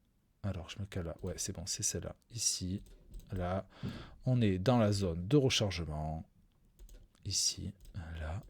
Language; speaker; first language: French; native; French